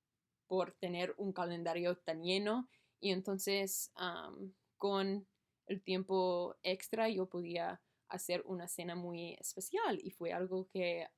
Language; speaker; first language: Spanish; non-native, learner; English